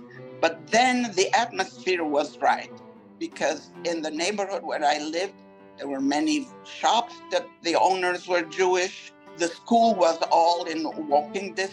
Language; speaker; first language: English; non-native, fluent; Turkish